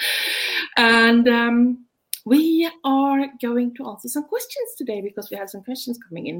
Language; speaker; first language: English; non-native, fluent; Norwegian